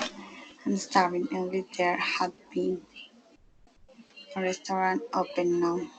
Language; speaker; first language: English; non-native, learner; Spanish